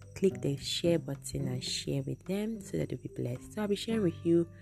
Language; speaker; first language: English; non-native, local second language; Igbo